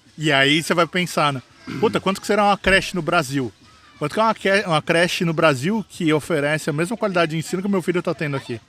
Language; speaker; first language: Portuguese; native; Portuguese